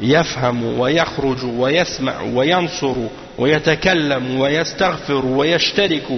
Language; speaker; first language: Arabic; non-native, fluent; French